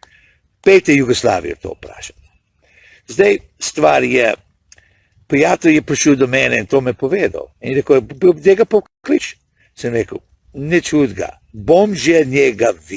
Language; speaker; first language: Slovenian; early bilingual, heritage; Slovenian